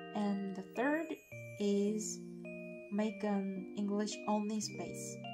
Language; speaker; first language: English; non-native, learner; Korean